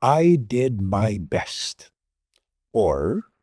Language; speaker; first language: English; non-native, local second language; Filipino